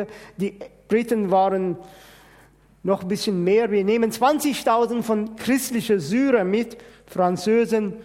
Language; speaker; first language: German; non-native, fluent; Persian